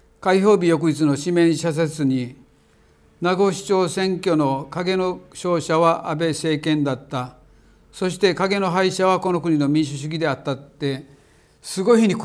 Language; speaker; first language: Japanese; native; Japanese